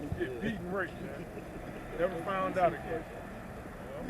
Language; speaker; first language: English; native; English